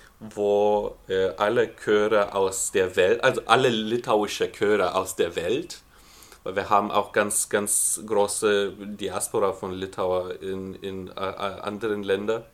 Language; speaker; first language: German; non-native, fluent; Lithuanian